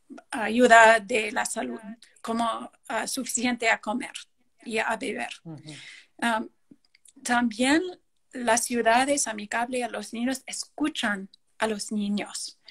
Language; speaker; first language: Spanish; non-native, fluent; English